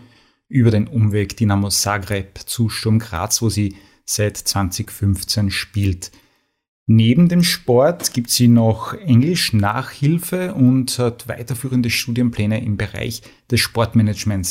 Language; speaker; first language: German; native; German